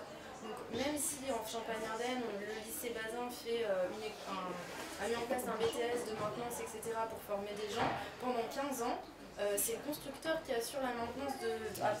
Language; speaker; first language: French; native; French